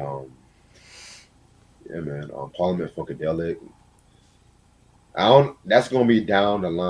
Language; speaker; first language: English; native; English